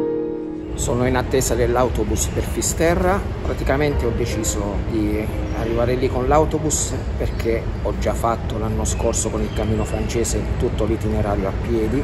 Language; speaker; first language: Italian; native; Italian